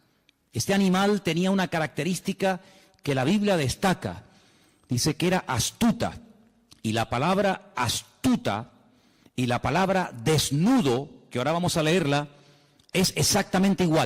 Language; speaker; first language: Spanish; native; Spanish